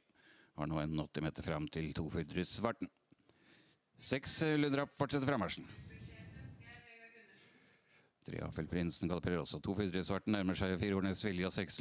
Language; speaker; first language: Norwegian; native; Norwegian